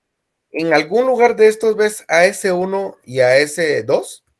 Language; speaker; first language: Spanish; native; Spanish